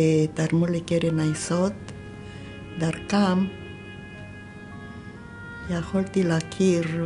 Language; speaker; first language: Hebrew; non-native, fluent; Romanian